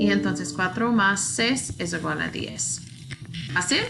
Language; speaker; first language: Spanish; non-native, learner; English